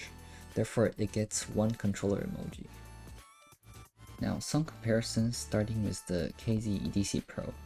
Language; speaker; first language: English; non-native, fluent; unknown